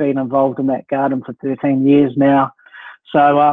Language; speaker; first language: English; native; English